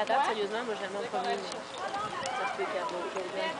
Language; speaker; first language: French; native; French